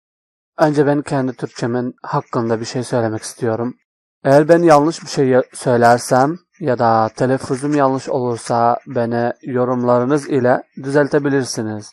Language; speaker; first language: Turkish; non-native, fluent; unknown